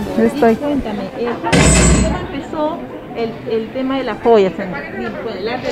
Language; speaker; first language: Spanish; native; Spanish